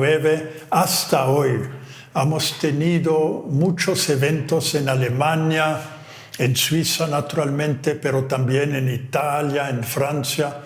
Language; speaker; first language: Spanish; non-native, fluent; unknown